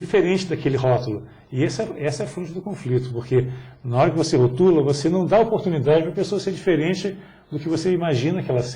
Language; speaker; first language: Portuguese; native; Portuguese